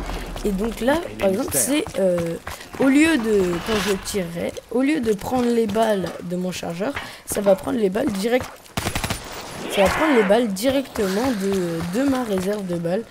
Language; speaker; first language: French; native; French